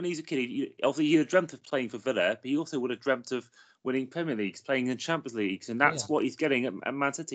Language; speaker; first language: English; native; English